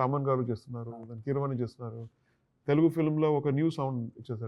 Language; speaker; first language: Telugu; non-native, learner; Tamil